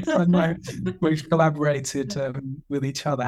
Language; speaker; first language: English; native; English